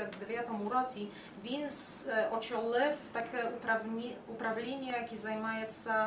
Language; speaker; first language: Ukrainian; non-native, fluent; Polish